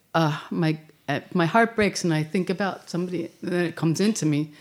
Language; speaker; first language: English; native; English